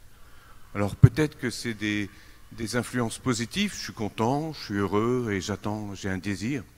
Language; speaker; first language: French; native; French